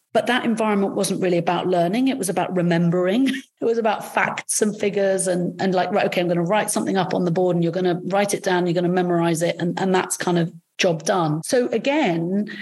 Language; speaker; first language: English; early bilingual, other home language; Arabic